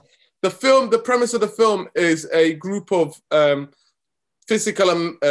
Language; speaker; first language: English; native; English